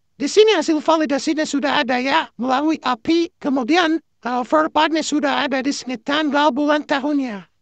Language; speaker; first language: Indonesian; native; Indonesian